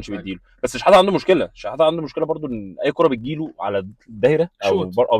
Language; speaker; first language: Arabic; native; Arabic